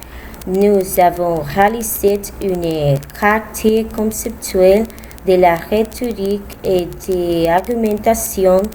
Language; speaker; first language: French; non-native, learner; Spanish